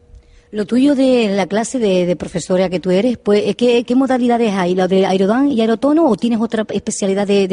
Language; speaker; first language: Spanish; native; Spanish